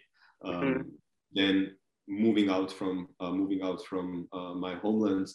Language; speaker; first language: English; non-native, fluent; Georgian